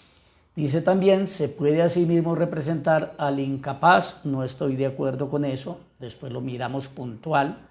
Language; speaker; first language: Spanish; native; Spanish